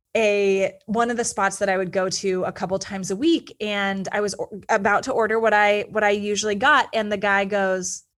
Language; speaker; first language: English; native; English